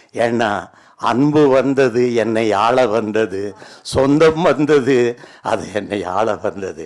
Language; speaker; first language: Tamil; native; Tamil